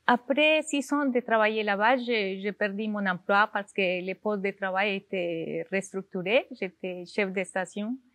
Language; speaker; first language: French; non-native, fluent; Spanish